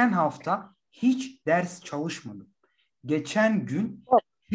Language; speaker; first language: Turkish; non-native, fluent; Somali